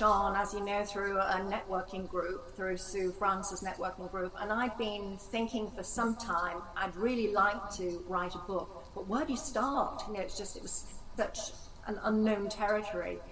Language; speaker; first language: English; native; English